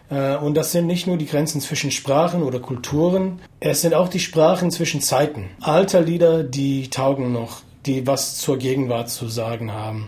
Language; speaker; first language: German; non-native, fluent; English